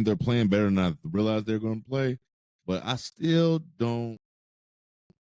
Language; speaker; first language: English; native; English